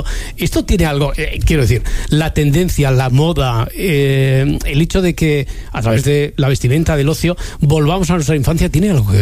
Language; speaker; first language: Spanish; native; Spanish